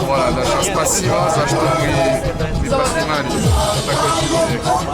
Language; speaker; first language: Russian; non-native, learner; French